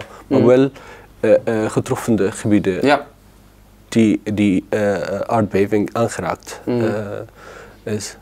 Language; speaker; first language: Dutch; non-native, learner; Arabic